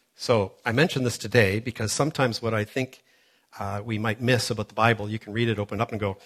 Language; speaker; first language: English; native; English